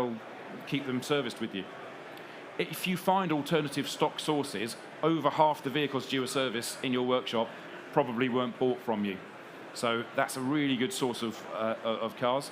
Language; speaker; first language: English; native; English